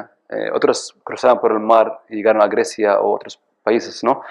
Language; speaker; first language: Spanish; non-native, fluent; Arabic